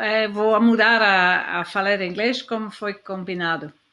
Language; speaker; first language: Portuguese; non-native, learner; German